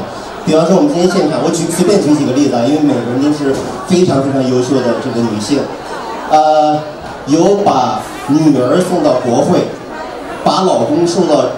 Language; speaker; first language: Chinese; native; Chinese